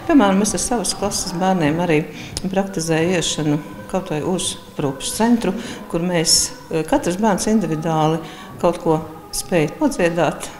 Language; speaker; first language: Latvian; native; Latvian